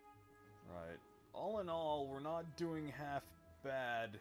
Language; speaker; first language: English; native; English